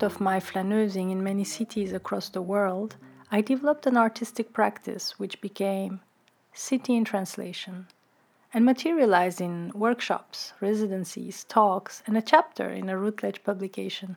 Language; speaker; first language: English; non-native, fluent; Turkish